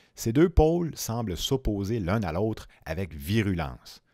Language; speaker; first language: French; native; French